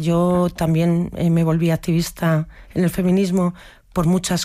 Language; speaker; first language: Spanish; native; Spanish